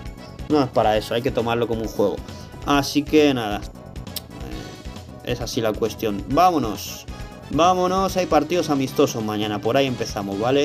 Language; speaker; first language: Spanish; native; Spanish